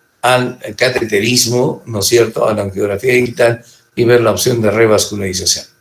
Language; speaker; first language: Spanish; native; Spanish